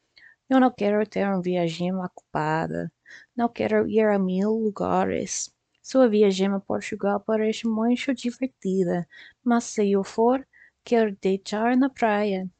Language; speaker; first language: Portuguese; non-native, learner; English